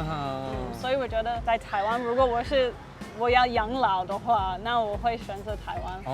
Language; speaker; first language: Chinese; non-native, fluent; English